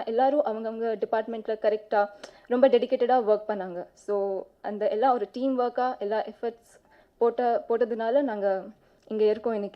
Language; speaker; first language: Tamil; non-native, fluent; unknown